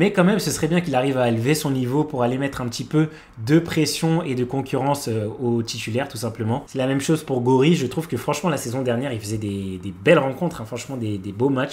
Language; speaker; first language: French; native; French